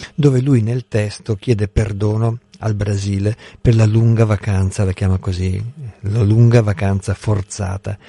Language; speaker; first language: Italian; non-native, fluent; Portuguese